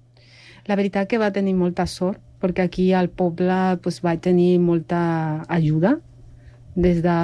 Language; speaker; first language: Catalan; non-native, fluent; Spanish